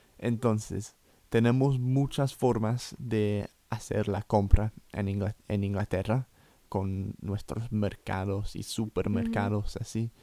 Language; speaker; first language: Spanish; non-native, fluent; English